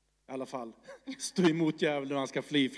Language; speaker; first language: Swedish; early bilingual, other home language; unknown